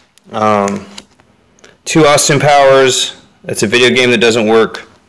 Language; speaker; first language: English; native; English